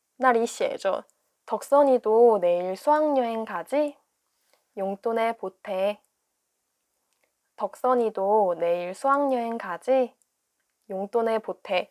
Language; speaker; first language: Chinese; non-native, fluent; Korean